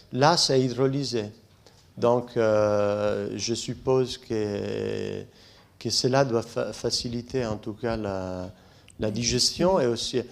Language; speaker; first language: French; non-native, fluent; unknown